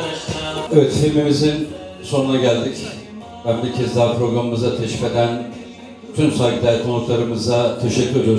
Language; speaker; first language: Turkish; native; Turkish